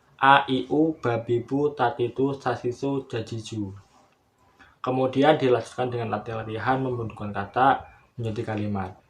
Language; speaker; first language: Indonesian; native; Indonesian